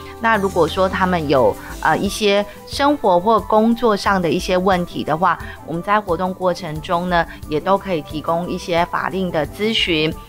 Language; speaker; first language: Chinese; native; Chinese